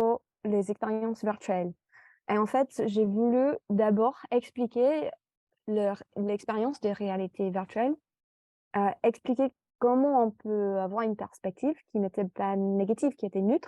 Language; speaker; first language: French; non-native, fluent; English